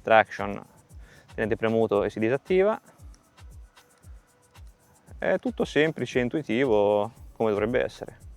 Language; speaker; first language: Italian; native; Italian